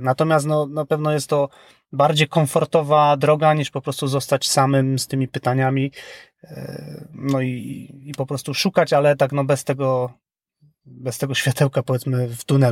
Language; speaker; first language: Polish; native; Polish